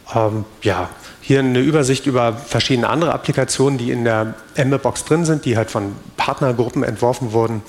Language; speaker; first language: German; native; German